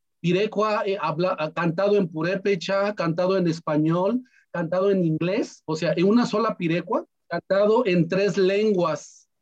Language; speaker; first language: Spanish; non-native, local second language; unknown